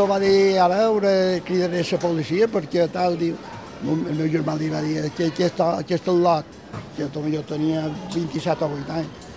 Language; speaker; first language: Catalan; native; Catalan